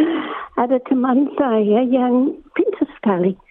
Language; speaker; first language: Indonesian; non-native, fluent; English